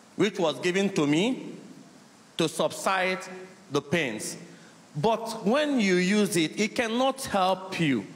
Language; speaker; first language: English; non-native, local second language; Igbo